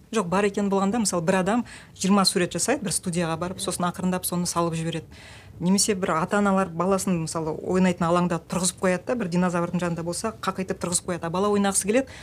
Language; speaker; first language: Kazakh; native; Kazakh